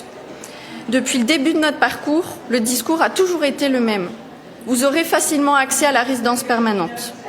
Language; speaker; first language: French; native; French